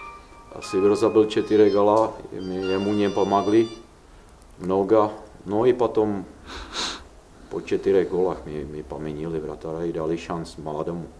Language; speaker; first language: Russian; non-native, learner; Czech